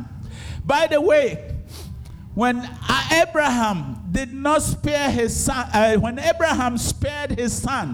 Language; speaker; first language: English; non-native, local second language; Akan